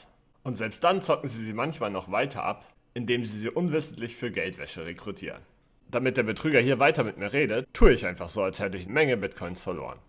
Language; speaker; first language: German; native; German